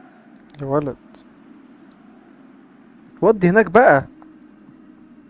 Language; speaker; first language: Arabic; native; Arabic